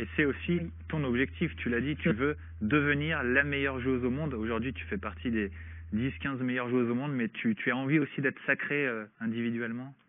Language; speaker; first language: French; native; French